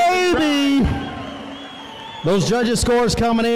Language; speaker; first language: English; native; English